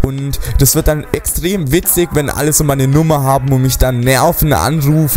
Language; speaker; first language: German; native; German